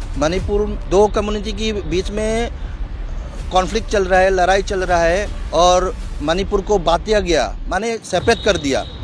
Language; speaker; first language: Hindi; non-native, local second language; Manipuri